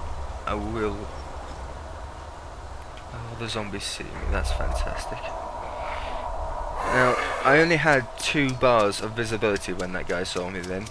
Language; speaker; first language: English; native; English